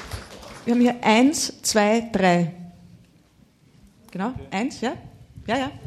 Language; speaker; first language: German; native; German